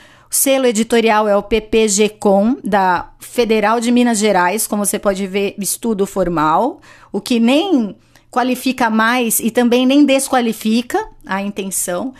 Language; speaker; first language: Portuguese; native; Portuguese